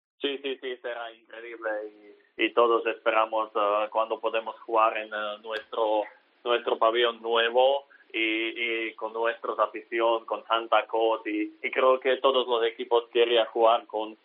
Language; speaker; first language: Spanish; non-native, learner; Slovak